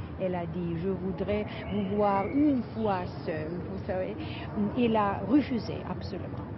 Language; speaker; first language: French; non-native, fluent; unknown